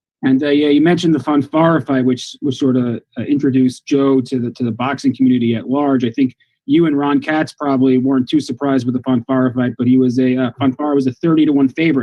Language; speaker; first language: English; native; English